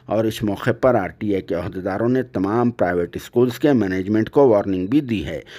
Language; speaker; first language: Hindi; native; Hindi